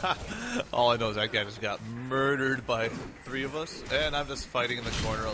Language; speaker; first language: English; native; English